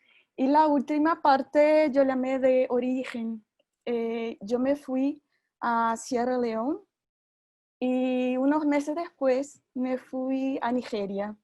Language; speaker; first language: Spanish; non-native, fluent; Portuguese